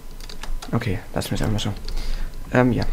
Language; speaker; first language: German; native; German